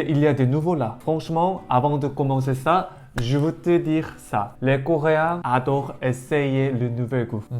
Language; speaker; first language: French; non-native, learner; Korean